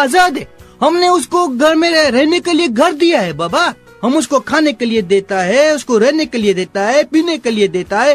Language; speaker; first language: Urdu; non-native, local second language; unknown